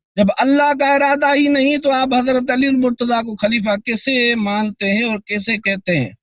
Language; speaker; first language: Urdu; non-native, local second language; Sindhi